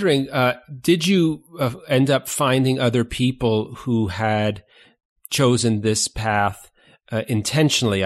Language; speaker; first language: English; native; English